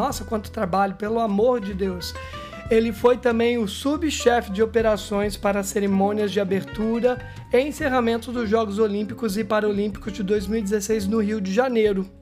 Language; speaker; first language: Portuguese; native; Portuguese